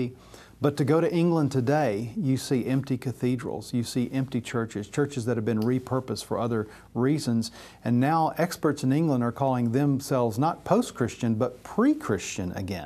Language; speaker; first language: English; native; English